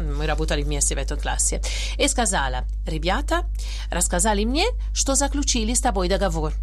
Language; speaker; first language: Russian; non-native, fluent; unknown